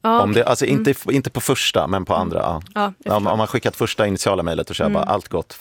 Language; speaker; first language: Swedish; native; Swedish